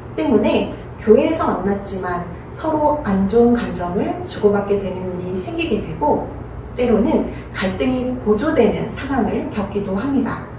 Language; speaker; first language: Korean; native; Korean